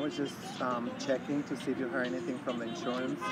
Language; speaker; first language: English; native; English